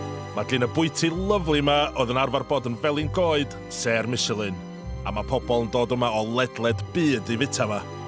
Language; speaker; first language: Welsh; native; Welsh